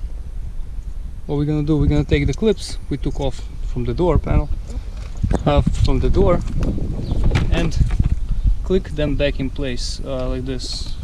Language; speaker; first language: English; non-native, fluent; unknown